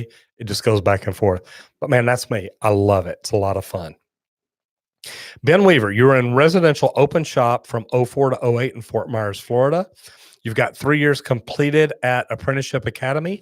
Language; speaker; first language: English; native; English